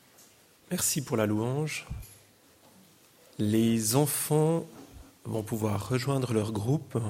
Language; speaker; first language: French; native; French